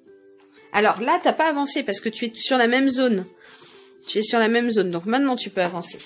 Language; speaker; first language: French; native; French